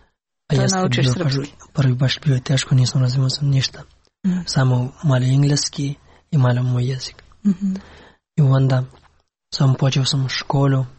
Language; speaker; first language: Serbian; non-native, learner; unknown